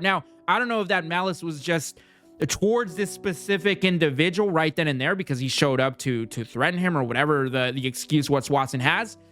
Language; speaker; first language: English; native; English